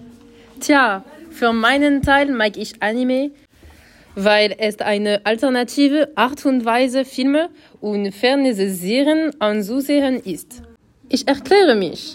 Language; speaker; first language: German; non-native, learner; French